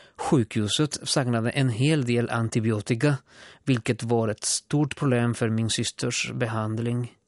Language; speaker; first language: Swedish; non-native, fluent; Spanish